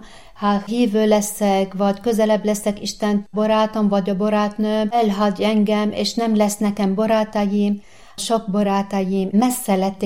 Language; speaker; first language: Hungarian; non-native, fluent; Arabic